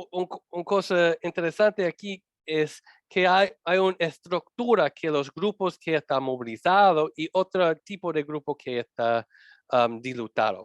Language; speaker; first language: Spanish; non-native, learner; English